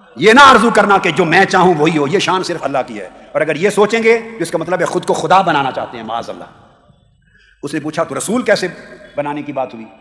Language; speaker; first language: Urdu; non-native, local second language; Punjabi